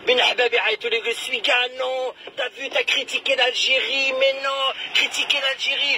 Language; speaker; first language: French; early bilingual, other home language; Arabic